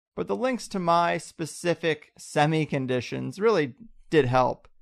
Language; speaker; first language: English; native; English